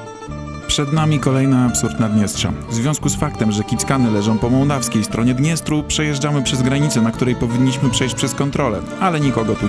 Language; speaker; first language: Polish; native; Polish